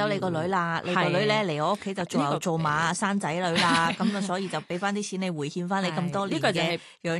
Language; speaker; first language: Cantonese; native; Cantonese